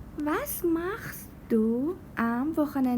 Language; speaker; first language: German; non-native, fluent; Persian